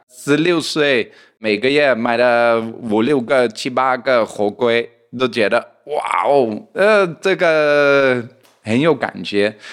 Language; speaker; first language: Chinese; non-native, fluent; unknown